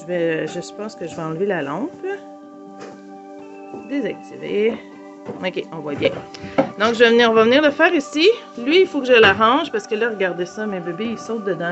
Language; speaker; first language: French; native; French